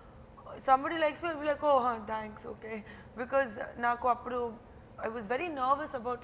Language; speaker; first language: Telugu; non-native, fluent; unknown